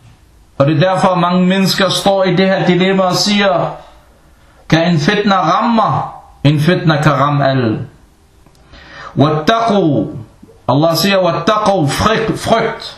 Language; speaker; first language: Danish; non-native, fluent; Arabic